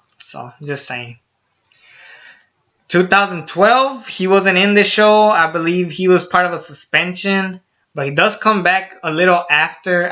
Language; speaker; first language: English; native; English